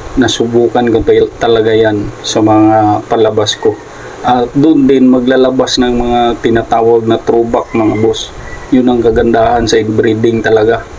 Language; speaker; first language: Filipino; non-native, local second language; Cebuano